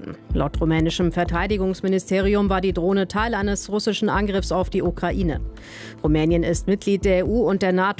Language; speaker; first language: German; native; German